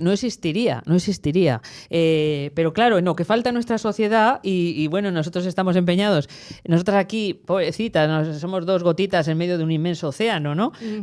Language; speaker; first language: Spanish; native; Spanish